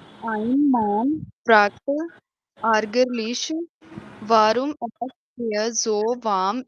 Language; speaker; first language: German; non-native, learner; Hindi